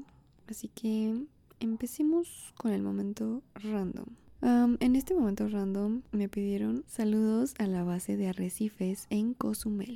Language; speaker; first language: Spanish; native; Spanish